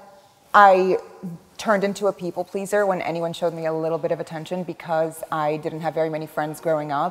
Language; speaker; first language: English; early bilingual, other home language; Arabic